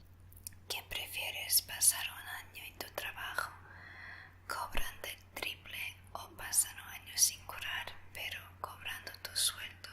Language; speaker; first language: Spanish; non-native, fluent; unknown